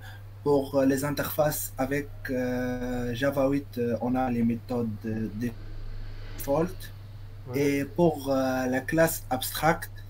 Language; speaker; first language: French; non-native, local second language; Arabic